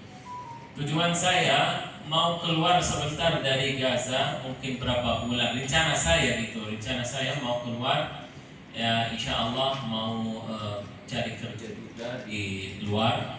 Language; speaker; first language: Indonesian; non-native, fluent; Arabic